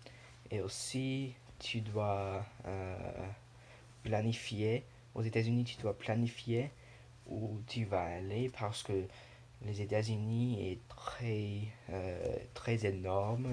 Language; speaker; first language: French; non-native, learner; English